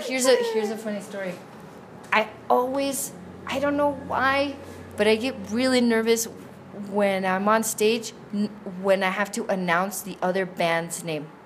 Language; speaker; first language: English; early bilingual, other home language; Spanish